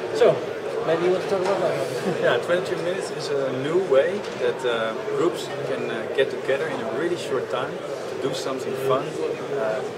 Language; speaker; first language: English; non-native, fluent; Dutch